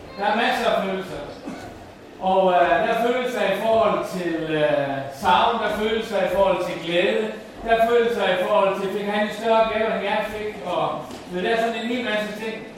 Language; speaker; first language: Danish; non-native, local second language; Faroese